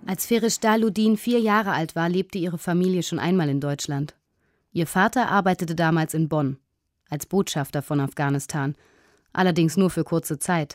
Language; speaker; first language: German; native; German